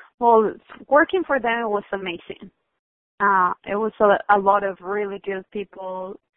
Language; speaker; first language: English; non-native, fluent; Spanish